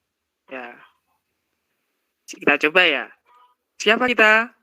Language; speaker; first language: Indonesian; native; Indonesian